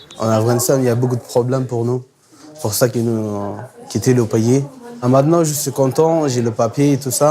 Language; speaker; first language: French; non-native, learner; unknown